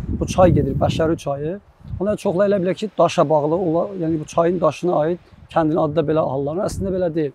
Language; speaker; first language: Azerbaijani; non-native, local second language; Talysh